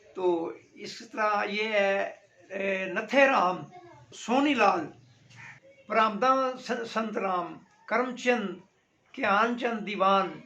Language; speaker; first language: Urdu; non-native, local second language; Punjabi